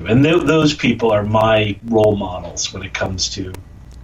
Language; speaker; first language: English; native; English